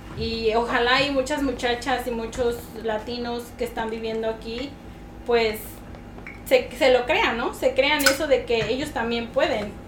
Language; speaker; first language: Spanish; native; Spanish